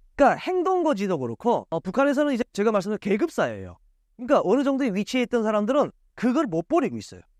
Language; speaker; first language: Korean; native; Korean